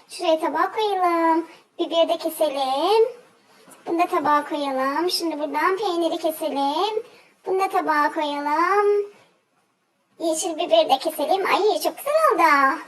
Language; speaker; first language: Turkish; native; Turkish